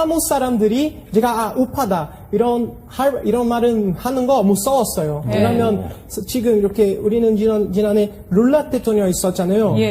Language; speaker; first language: Korean; non-native, fluent; Portuguese